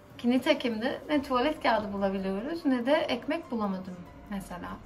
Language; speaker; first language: Turkish; native; Turkish